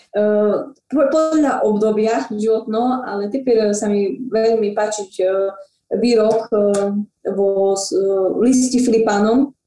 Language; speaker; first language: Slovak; non-native, local second language; Rusyn